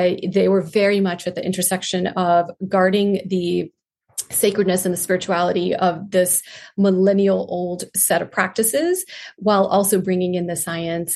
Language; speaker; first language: English; non-native, local second language; Hindi